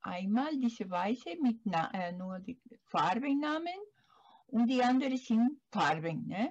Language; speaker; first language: German; non-native, learner; Spanish